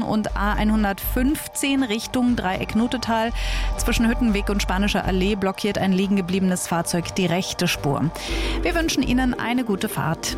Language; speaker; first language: German; native; German